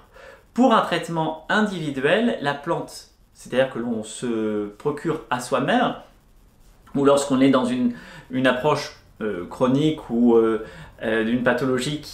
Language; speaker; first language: French; native; French